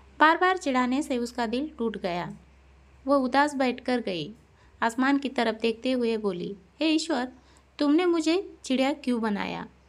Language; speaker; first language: Hindi; non-native, local second language; Marathi